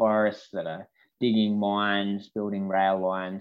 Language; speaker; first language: English; native; English